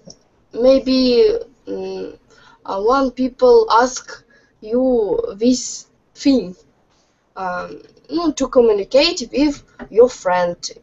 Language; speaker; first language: English; non-native, learner; Russian